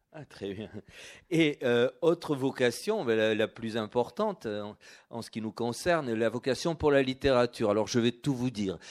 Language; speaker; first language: French; native; French